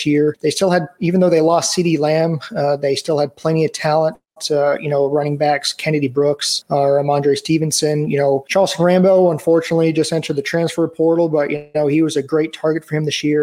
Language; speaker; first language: English; native; English